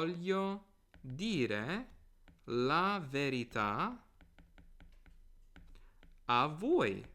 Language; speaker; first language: Italian; non-native, fluent; English